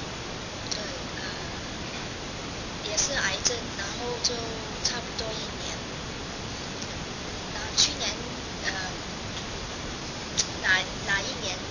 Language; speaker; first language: Chinese; non-native, fluent; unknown